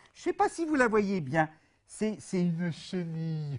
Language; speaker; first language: French; native; French